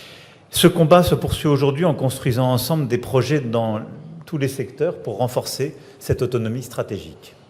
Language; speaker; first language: French; native; French